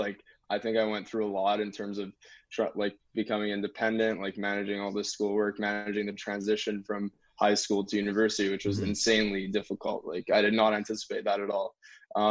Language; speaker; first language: English; native; English